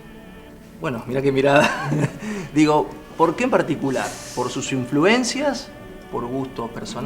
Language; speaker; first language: Spanish; native; Spanish